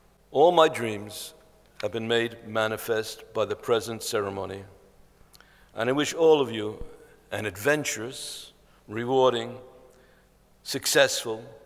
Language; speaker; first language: English; native; English